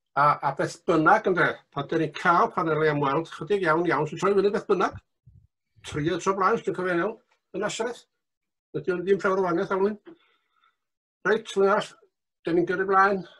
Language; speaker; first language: Welsh; native; Welsh